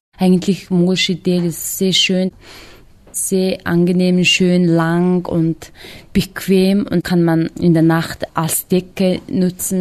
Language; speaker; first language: German; non-native, fluent; Mongolian